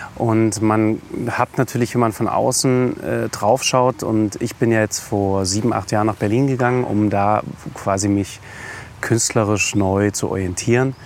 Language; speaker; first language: German; native; German